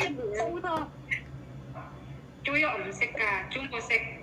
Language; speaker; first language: Cantonese; non-native, learner; Indonesian